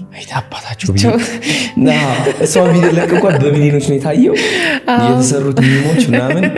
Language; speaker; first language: Amharic; early bilingual, heritage; Amharic